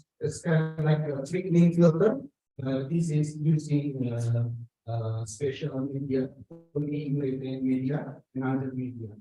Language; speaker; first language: English; non-native, learner; Indonesian